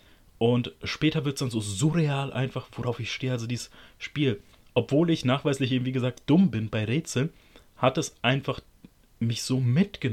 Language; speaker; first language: German; native; German